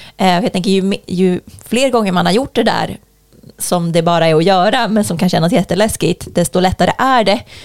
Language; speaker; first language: Swedish; native; Swedish